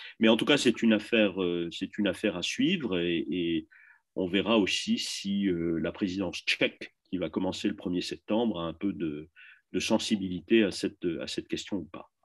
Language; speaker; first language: French; native; French